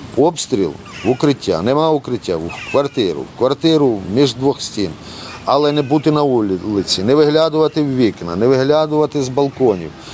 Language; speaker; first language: Ukrainian; native; Ukrainian